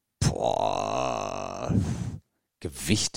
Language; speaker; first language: German; native; German